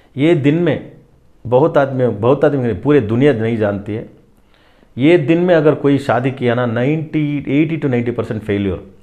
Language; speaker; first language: Hindi; non-native, local second language; Tamil